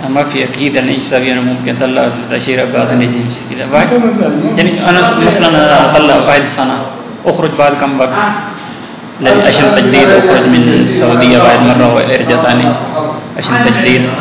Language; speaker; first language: Arabic; non-native, learner; Urdu